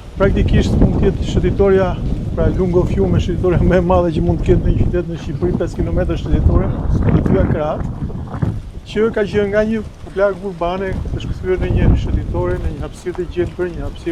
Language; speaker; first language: Albanian; native; Albanian